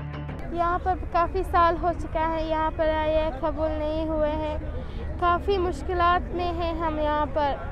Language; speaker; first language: Hindi; non-native, learner; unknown